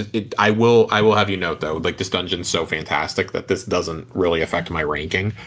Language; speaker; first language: English; native; English